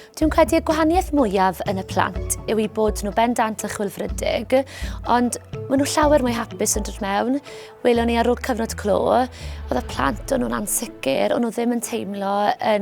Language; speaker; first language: Welsh; native; Welsh